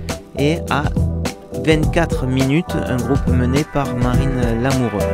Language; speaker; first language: French; native; French